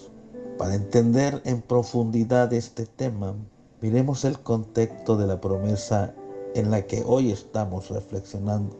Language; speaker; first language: Spanish; native; Spanish